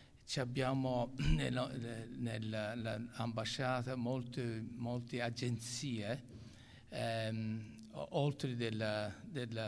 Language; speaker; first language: Italian; non-native, local second language; English